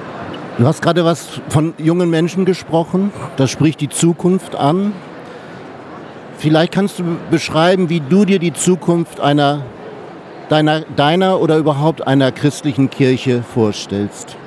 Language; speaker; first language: German; native; German